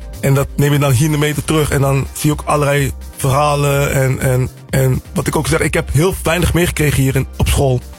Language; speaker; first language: Dutch; native; Dutch